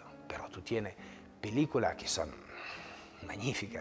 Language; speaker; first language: Spanish; non-native, fluent; Italian